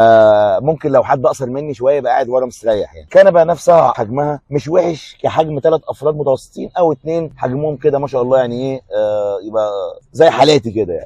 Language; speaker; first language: Arabic; native; Arabic